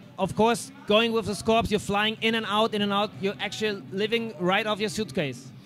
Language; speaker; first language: English; non-native, fluent; German